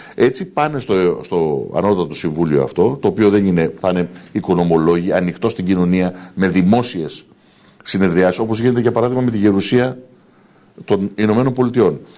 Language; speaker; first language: Greek; native; Greek